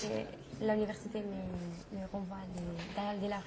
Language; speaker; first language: French; non-native, learner; Spanish